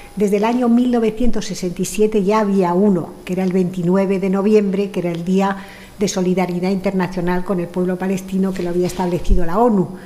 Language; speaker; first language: Spanish; early bilingual, other home language; French